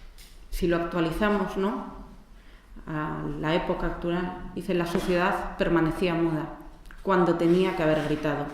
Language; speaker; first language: Spanish; native; Spanish